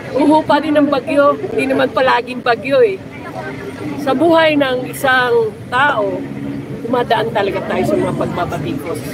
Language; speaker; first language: Filipino; non-native, local second language; Cebuano